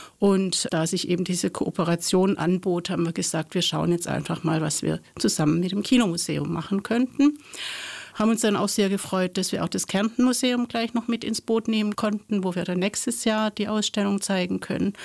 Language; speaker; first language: German; native; German